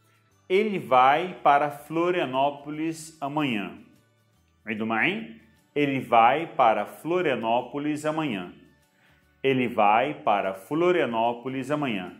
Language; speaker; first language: Portuguese; non-native, fluent; Arabic